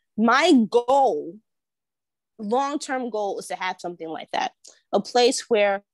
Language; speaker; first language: English; native; English